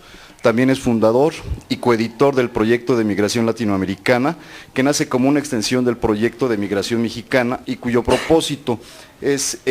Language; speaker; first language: Spanish; native; Spanish